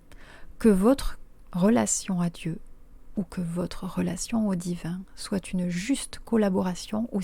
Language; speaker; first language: French; native; French